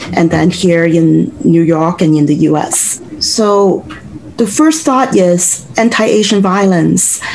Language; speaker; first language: English; non-native, local second language; Cantonese